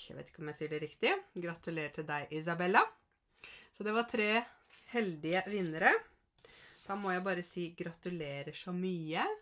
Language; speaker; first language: Norwegian; native; Norwegian